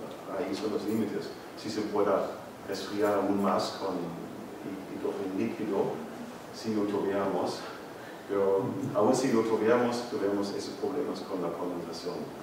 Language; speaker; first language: Spanish; non-native, learner; German